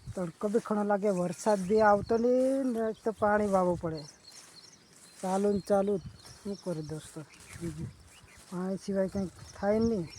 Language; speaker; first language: Gujarati; non-native, local second language; Rathawi